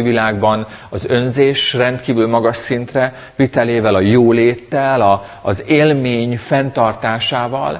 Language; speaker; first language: Hungarian; native; Hungarian